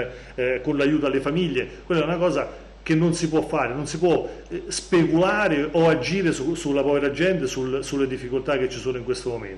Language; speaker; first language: Italian; native; Italian